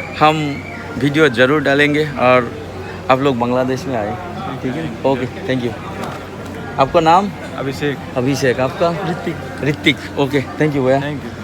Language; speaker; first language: Hindi; non-native, learner; Bangla